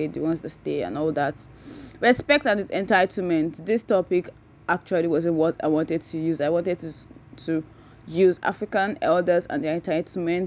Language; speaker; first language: English; non-native, local second language; Yoruba